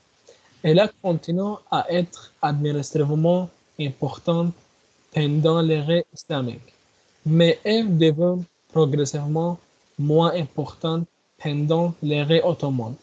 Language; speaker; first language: French; non-native, learner; Arabic